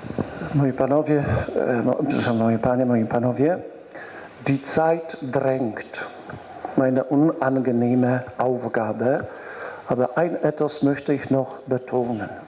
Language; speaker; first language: German; non-native, fluent; Polish